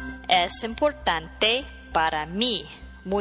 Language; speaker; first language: Spanish; non-native, fluent; English